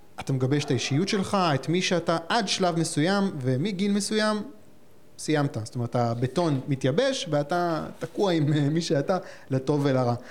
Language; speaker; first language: Hebrew; native; Hebrew